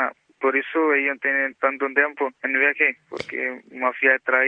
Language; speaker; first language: Spanish; non-native, learner; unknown